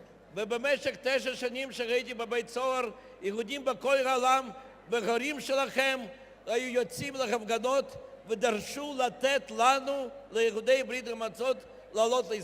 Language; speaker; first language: Hebrew; non-native, fluent; Russian